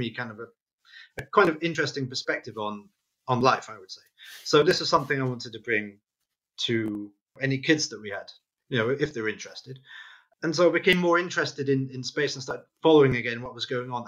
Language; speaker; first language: English; native; English